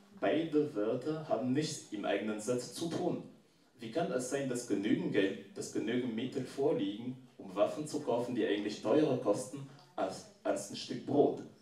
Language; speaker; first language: German; non-native, fluent; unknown